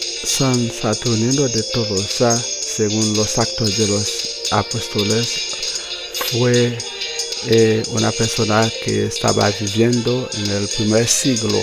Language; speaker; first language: Spanish; non-native, fluent; Haitian Creole